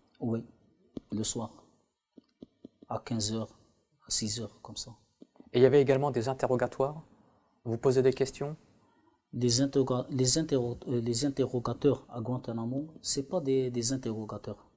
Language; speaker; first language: French; non-native, learner; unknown